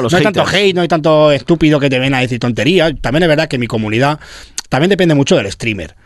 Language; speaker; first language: Catalan; non-native, local second language; Spanish